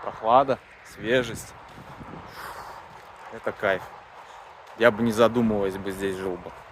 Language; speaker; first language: Russian; native; Russian